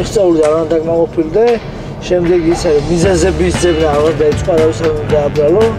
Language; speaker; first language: Georgian; native; Georgian